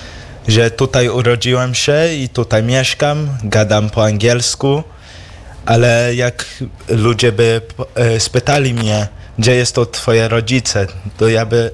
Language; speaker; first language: Polish; early bilingual, heritage; English